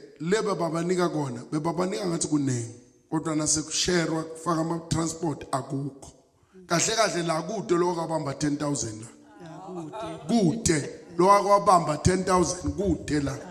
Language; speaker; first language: Zulu; non-native, local second language; Swati